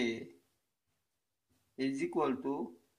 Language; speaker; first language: English; non-native, local second language; Gujarati